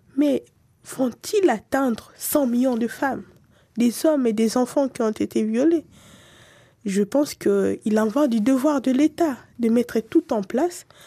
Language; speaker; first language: French; non-native, local second language; Swahili